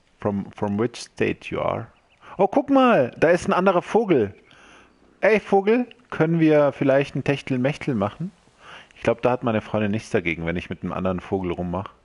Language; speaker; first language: German; early bilingual, other home language; Croatian